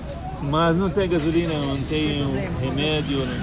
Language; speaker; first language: Portuguese; non-native, local second language; Arabic